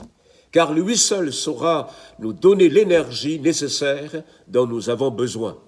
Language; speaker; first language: French; native; French